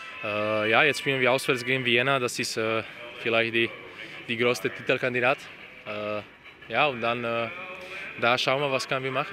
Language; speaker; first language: German; non-native, learner; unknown